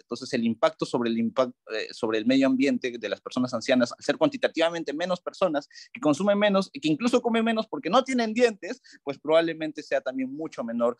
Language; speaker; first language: Spanish; native; Spanish